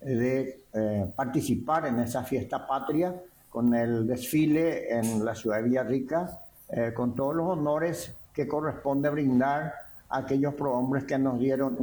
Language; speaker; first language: Spanish; native; Spanish